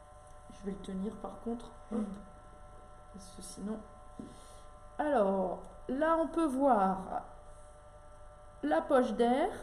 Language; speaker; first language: French; native; French